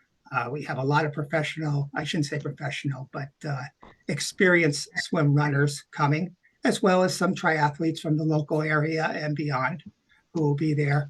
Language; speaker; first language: English; native; English